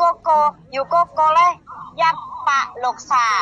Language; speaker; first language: Chinese; non-native, learner; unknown